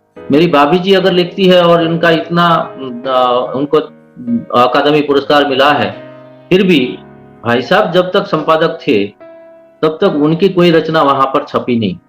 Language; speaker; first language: Hindi; non-native, local second language; Gujarati